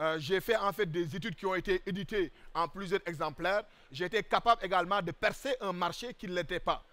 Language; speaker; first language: French; non-native, local second language; Wolof